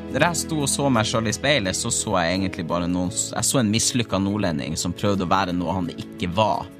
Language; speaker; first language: Norwegian; native; Norwegian